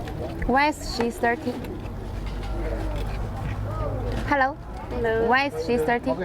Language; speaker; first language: English; non-native, learner; Chinese